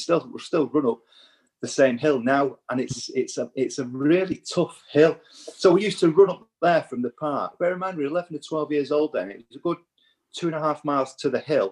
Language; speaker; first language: English; native; English